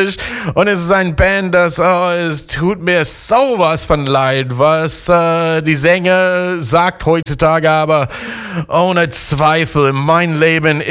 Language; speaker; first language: German; non-native, learner; English